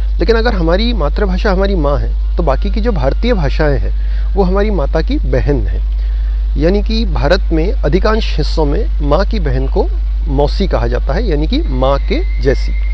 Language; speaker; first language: Hindi; native; Hindi